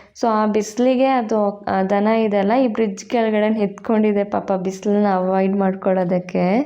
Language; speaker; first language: Kannada; non-native, local second language; Tulu